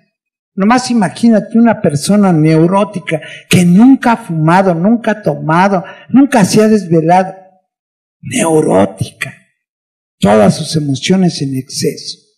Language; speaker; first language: Spanish; native; Spanish